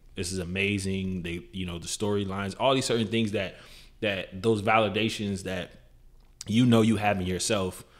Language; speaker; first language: English; native; English